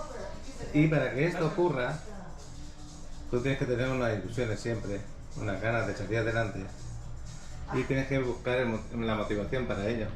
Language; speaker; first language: Spanish; native; Spanish